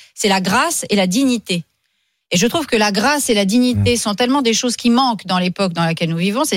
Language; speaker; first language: French; native; French